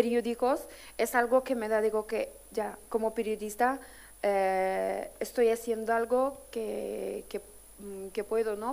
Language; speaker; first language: Spanish; non-native, fluent; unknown